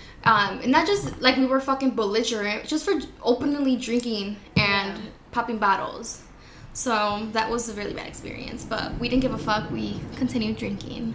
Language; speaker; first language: English; early bilingual, other home language; Spanish